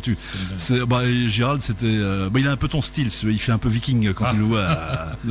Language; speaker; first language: French; native; French